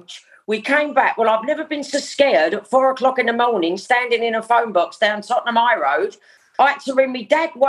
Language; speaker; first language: English; native; English